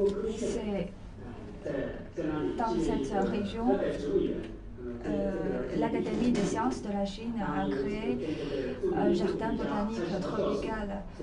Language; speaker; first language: French; non-native, fluent; Chinese